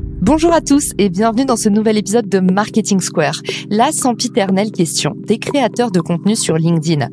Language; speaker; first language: French; native; French